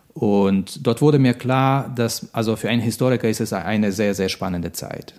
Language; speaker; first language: German; non-native, fluent; Russian